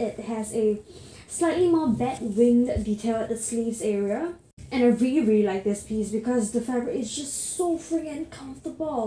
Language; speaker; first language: English; native; English